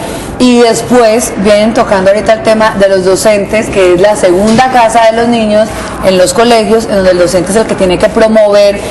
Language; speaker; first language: Spanish; native; Spanish